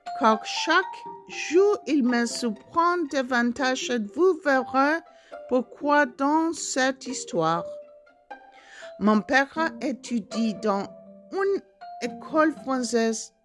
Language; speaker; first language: French; non-native, learner; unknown